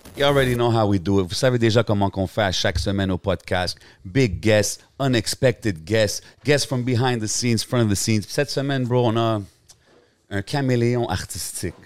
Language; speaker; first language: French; native; French